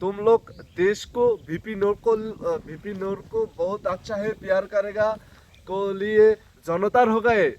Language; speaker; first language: Hindi; non-native, learner; Bangla